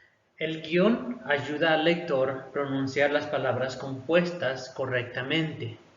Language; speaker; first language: Spanish; non-native, local second language; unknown